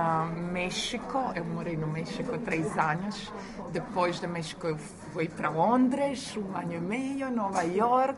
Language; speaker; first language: Portuguese; non-native, fluent; Croatian